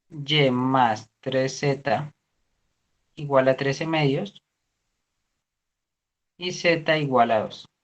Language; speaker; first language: Spanish; native; Spanish